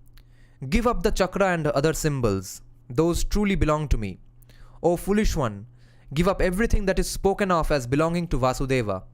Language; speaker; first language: English; non-native, local second language; Bangla